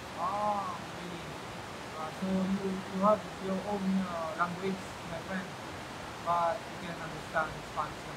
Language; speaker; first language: English; non-native, local second language; Filipino